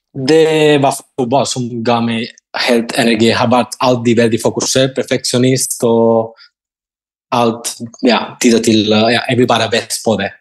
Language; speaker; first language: Norwegian; non-native, fluent; Spanish